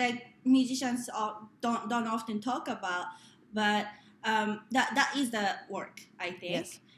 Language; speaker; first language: English; non-native, fluent; Japanese